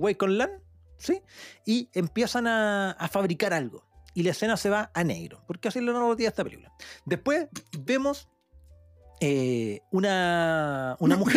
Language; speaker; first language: Spanish; native; Spanish